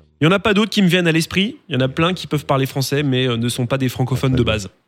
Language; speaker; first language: French; non-native, local second language; English